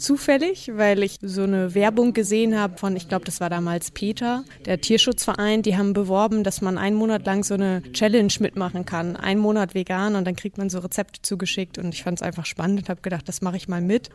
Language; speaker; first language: German; native; German